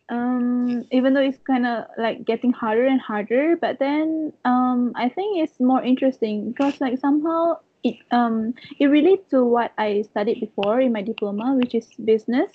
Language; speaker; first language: English; non-native, local second language; Malay